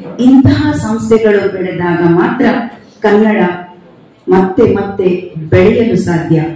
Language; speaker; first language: Kannada; non-native, local second language; Konkani